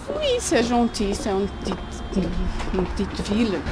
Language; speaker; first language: French; non-native, learner; Portuguese